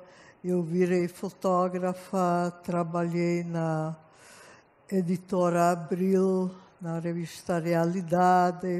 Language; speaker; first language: Portuguese; non-native, fluent; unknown